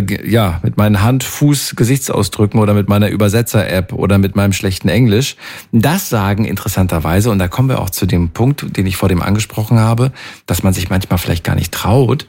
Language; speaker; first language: German; native; German